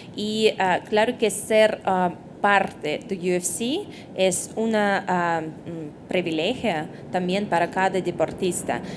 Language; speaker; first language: Spanish; non-native, fluent; Russian